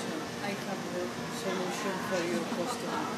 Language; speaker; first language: English; non-native, learner; Chinese